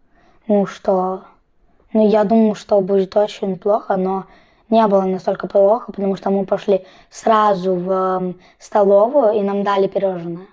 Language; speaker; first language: Russian; early bilingual, heritage; Russian